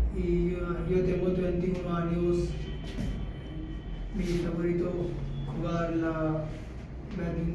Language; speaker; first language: Spanish; non-native, learner; Hindi